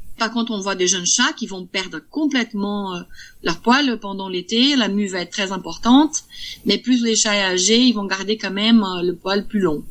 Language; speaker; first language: French; non-native, fluent; Portuguese